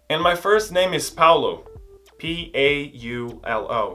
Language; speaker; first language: English; non-native, fluent; Portuguese